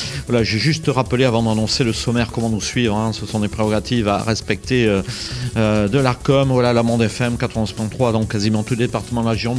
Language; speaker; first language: French; native; French